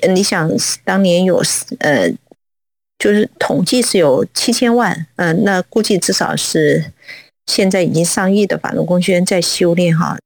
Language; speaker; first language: Chinese; non-native, local second language; Cantonese